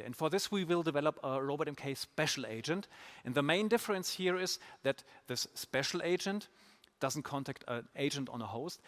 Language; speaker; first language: English; non-native, fluent; German